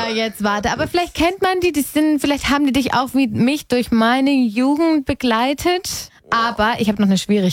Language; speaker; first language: German; native; German